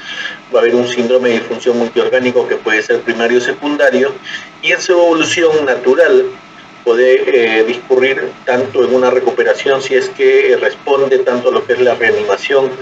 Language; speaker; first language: Spanish; native; Spanish